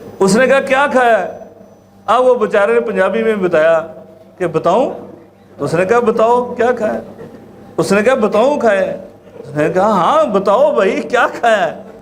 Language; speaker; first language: Urdu; non-native, local second language; Punjabi